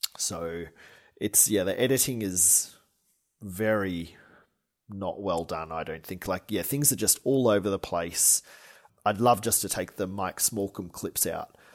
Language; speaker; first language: English; native; English